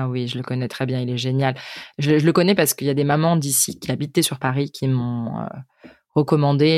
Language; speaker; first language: French; native; French